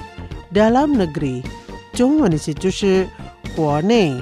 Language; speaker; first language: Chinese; non-native, fluent; Indonesian